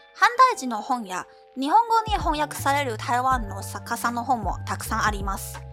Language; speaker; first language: Japanese; non-native, fluent; Chinese